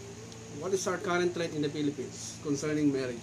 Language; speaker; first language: English; non-native, local second language; Filipino